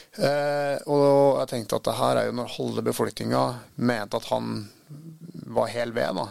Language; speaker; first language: Norwegian; early bilingual, other home language; Swedish